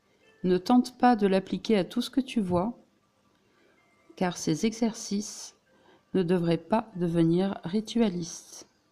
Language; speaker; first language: French; native; French